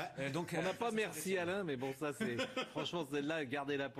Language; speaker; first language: French; native; French